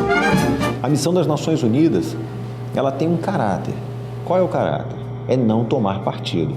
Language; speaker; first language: Portuguese; native; Portuguese